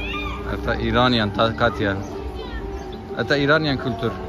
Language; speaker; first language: Russian; non-native, learner; Turkish